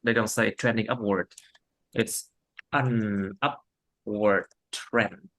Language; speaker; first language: English; non-native, fluent; Vietnamese